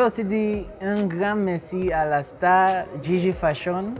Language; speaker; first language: French; non-native, local second language; English